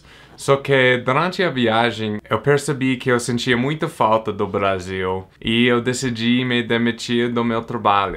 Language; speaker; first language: Portuguese; non-native, fluent; English